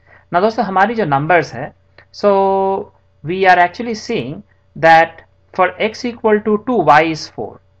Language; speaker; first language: English; non-native, local second language; Hindi